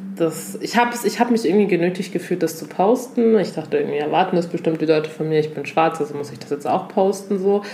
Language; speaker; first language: German; native; German